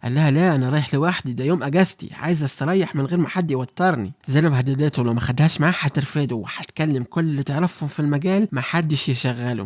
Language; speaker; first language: Arabic; native; Arabic